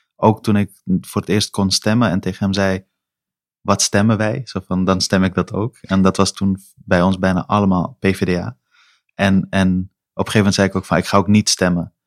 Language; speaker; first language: Dutch; early bilingual, other home language; Persian